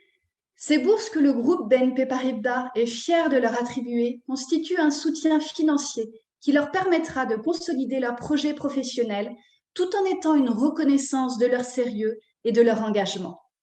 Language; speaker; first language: French; native; French